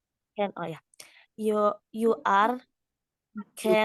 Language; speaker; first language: English; non-native, learner; Indonesian